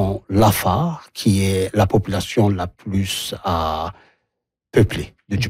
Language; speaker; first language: French; non-native, local second language; Somali